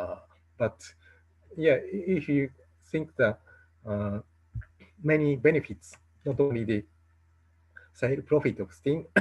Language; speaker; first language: English; non-native, fluent; Japanese